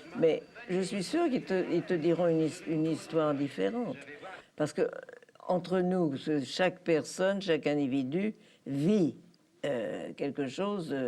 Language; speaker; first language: French; early bilingual, other home language; Polish